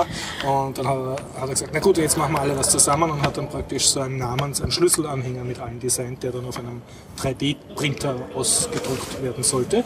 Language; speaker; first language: German; native; German